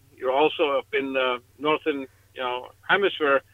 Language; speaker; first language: English; non-native, fluent; Icelandic